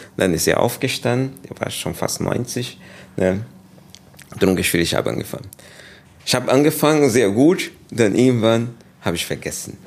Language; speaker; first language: German; non-native, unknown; Portuguese